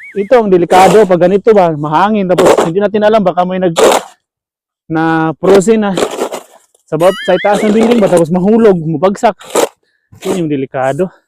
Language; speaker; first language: Filipino; non-native, local second language; Cebuano